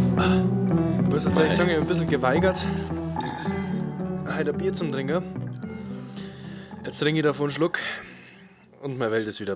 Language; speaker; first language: German; native; German